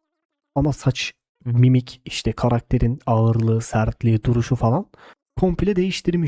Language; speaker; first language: Turkish; native; Turkish